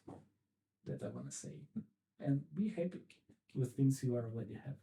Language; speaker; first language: English; non-native, fluent; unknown